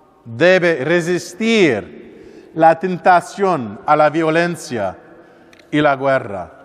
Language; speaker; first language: Spanish; non-native, learner; English